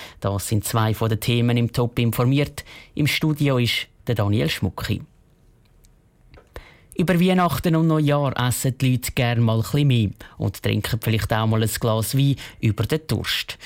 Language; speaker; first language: German; native; German